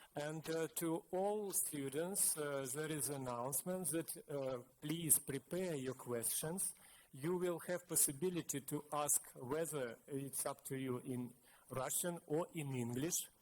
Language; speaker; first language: English; non-native, fluent; Russian